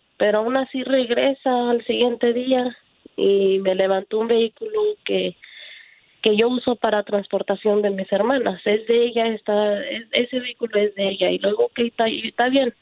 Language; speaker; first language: Spanish; native; Spanish